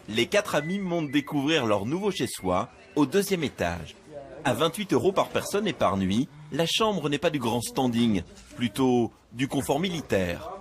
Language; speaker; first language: French; native; French